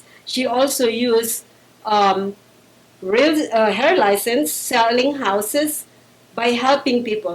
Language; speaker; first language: English; non-native, local second language; Filipino